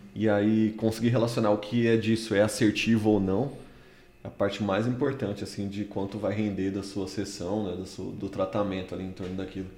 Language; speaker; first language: Portuguese; native; Portuguese